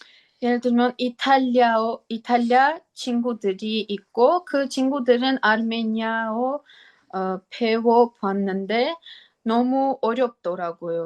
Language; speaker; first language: Korean; non-native, learner; Armenian